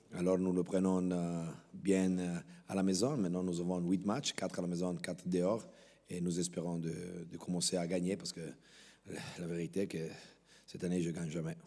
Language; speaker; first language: French; non-native, local second language; Italian